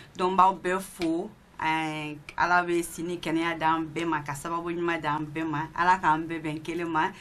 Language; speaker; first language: French; non-native, local second language; Mandingo